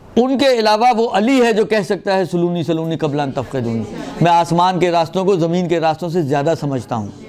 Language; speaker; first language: Urdu; non-native, local second language; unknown